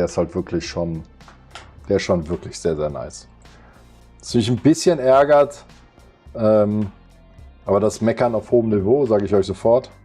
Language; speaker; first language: German; native; German